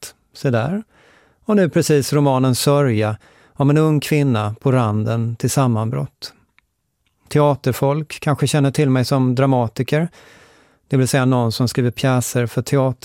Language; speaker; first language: Swedish; native; Swedish